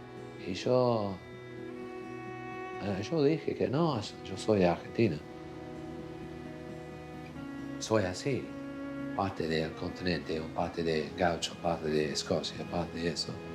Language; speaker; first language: Spanish; non-native, fluent; English